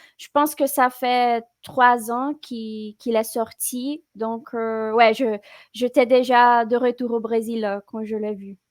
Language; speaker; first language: French; non-native, fluent; Portuguese